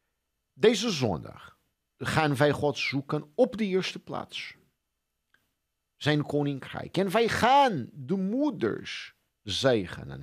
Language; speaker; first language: Dutch; non-native, fluent; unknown